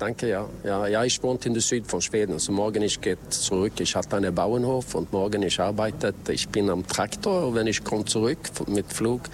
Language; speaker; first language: German; non-native, learner; Swedish